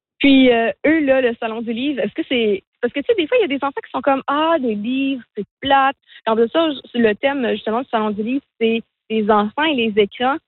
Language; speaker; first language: French; native; French